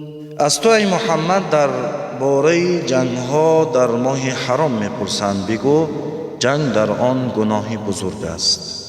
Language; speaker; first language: Persian; native; Persian